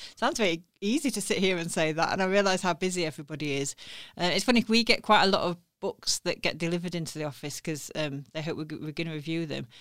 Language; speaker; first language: English; native; English